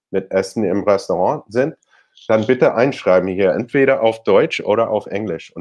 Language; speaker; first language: German; non-native, fluent; English